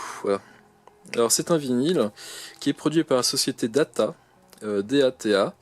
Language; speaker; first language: French; native; French